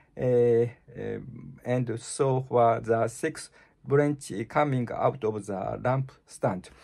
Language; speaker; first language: English; non-native, learner; Japanese